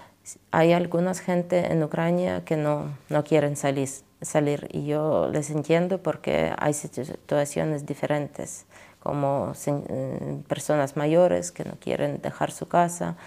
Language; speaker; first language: Spanish; non-native, fluent; Ukrainian